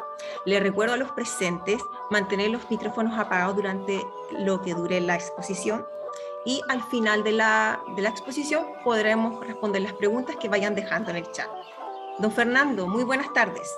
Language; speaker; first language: Spanish; native; Spanish